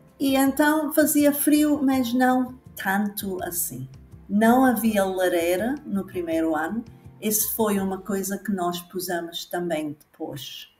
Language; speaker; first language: Portuguese; non-native, fluent; English